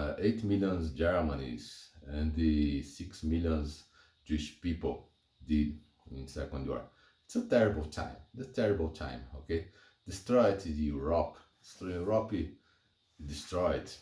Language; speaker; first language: English; non-native, learner; Portuguese